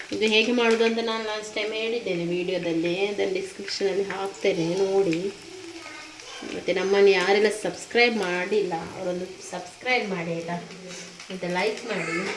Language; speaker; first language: Kannada; non-native, local second language; Tulu